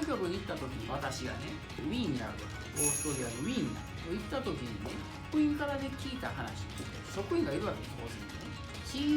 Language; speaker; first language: Japanese; native; Japanese